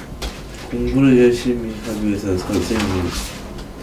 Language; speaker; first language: Korean; early bilingual, other home language; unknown